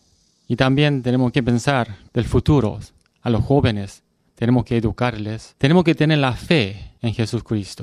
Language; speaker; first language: Spanish; non-native, learner; Korean